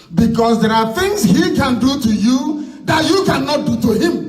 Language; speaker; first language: English; non-native, local second language; Igbo